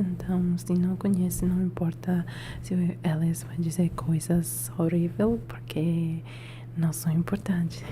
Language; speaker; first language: Portuguese; non-native, learner; Italian